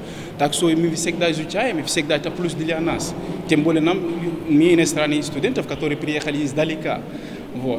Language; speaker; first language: Russian; non-native, learner; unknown